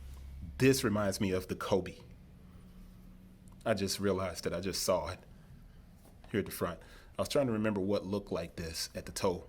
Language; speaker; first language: English; native; English